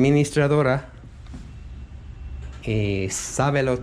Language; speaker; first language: Spanish; non-native, learner; English